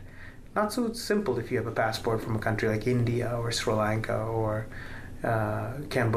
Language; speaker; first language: English; non-native, local second language; Tamil